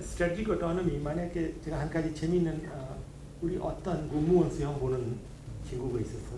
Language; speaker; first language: Korean; non-native, learner; Hindi